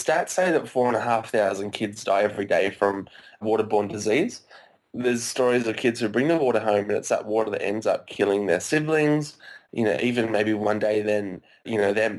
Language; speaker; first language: English; native; English